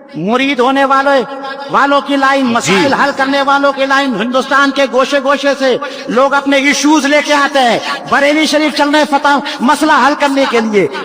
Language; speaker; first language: Urdu; native; Urdu